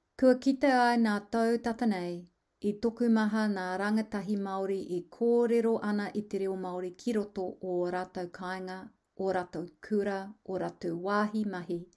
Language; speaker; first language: Māori; non-native, local second language; English